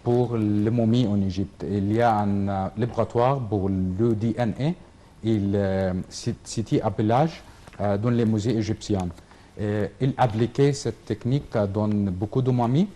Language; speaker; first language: French; non-native, learner; Arabic